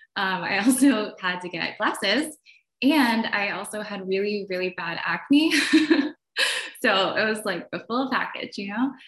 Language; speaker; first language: English; native; English